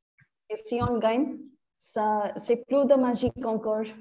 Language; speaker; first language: French; non-native, learner; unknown